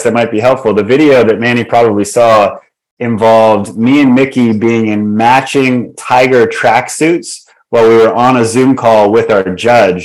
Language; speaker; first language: English; native; English